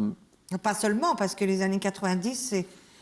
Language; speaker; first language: French; native; French